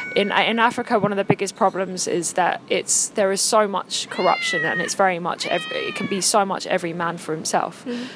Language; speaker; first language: English; native; English